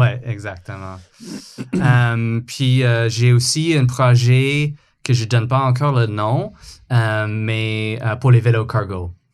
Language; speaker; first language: French; non-native, fluent; English